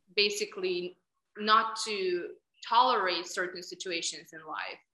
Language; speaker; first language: English; non-native, fluent; Ukrainian